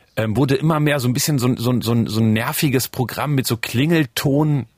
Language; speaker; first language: German; native; German